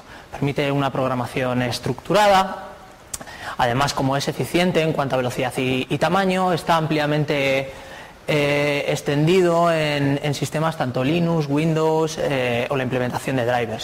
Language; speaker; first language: Spanish; native; Spanish